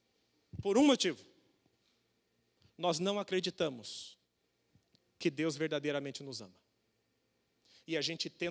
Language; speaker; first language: Portuguese; native; Portuguese